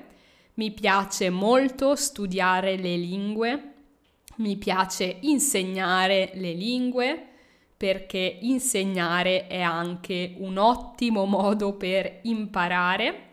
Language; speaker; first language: Italian; native; Italian